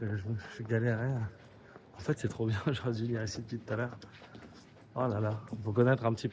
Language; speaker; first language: French; native; French